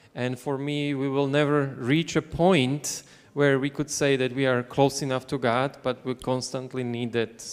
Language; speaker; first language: English; non-native, fluent; Slovak